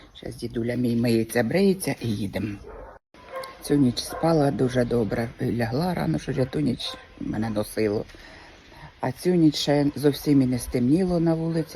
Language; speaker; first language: Ukrainian; native; Ukrainian